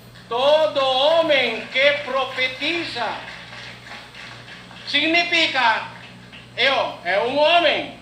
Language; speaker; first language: Portuguese; non-native, learner; Filipino